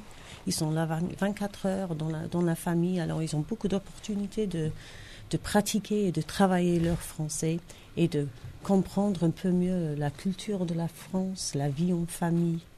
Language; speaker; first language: French; non-native, fluent; English